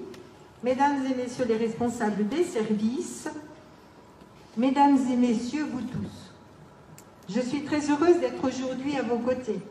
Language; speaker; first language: French; native; French